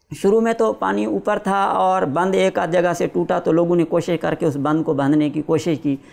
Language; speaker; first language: Urdu; non-native, local second language; Saraiki